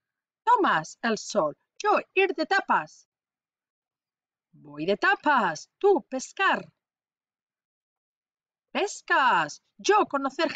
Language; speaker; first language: Spanish; non-native, fluent; English